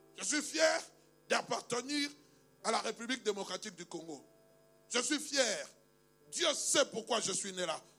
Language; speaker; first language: French; non-native, local second language; Luba-Lulua